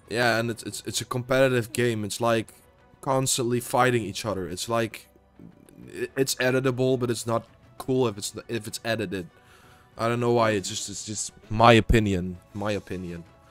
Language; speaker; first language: English; non-native, fluent; Dutch